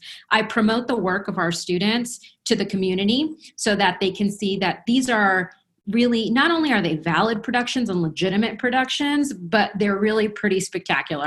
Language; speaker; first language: English; early bilingual, other home language; Spanish